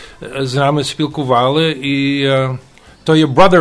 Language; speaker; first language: Ukrainian; early bilingual, heritage; Ukrainian